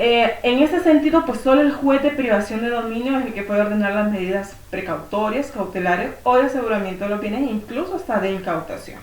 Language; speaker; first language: Spanish; native; Spanish